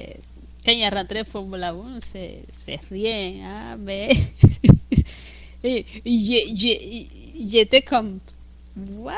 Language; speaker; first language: French; non-native, fluent; Spanish